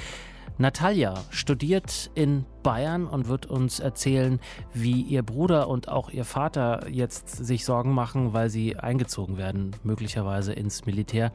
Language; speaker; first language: German; native; German